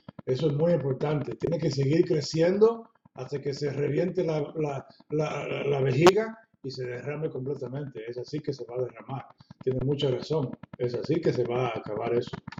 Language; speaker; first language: Spanish; non-native, fluent; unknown